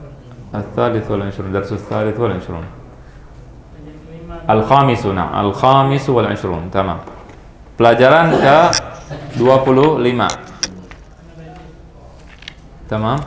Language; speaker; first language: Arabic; non-native, fluent; Indonesian